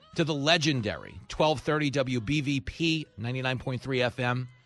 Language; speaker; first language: English; native; English